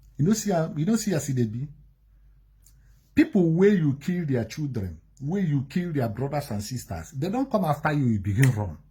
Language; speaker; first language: Nigerian Pidgin; native; Nigerian Pidgin